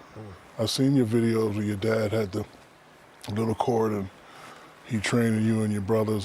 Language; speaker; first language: English; native; English